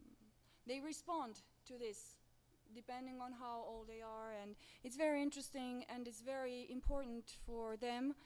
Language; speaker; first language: English; non-native, fluent; Romanian